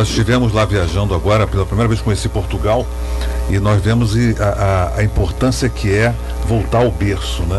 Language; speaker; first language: Portuguese; native; Portuguese